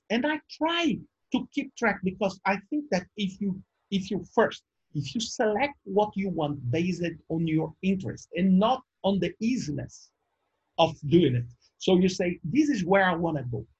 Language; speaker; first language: English; non-native, fluent; Portuguese